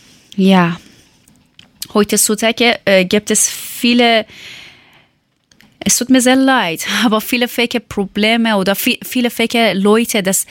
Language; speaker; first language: German; non-native, learner; Persian